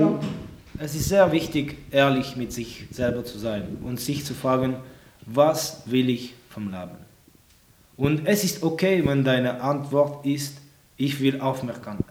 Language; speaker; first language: German; non-native, local second language; French